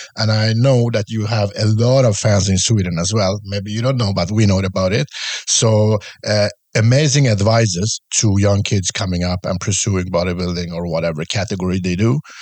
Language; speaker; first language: English; non-native, fluent; Swedish